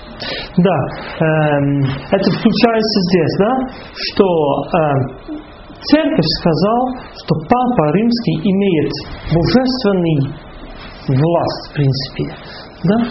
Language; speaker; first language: Russian; non-native, fluent; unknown